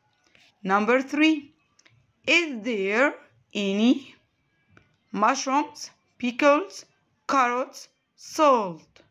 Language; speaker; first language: English; non-native, fluent; Arabic